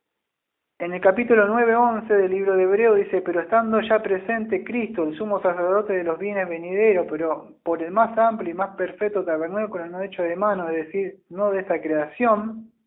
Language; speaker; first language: Spanish; native; Spanish